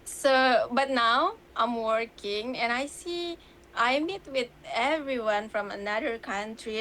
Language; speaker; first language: English; non-native, learner; Indonesian